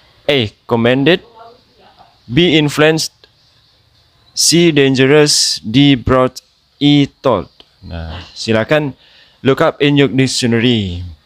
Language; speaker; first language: English; non-native, fluent; Indonesian